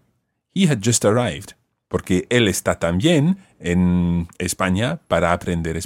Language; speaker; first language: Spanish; non-native, fluent; English